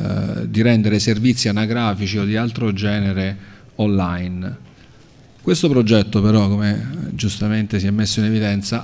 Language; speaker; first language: Italian; native; Italian